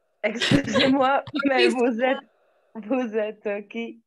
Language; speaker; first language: French; non-native, learner; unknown